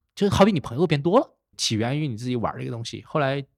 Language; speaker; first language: Chinese; native; Chinese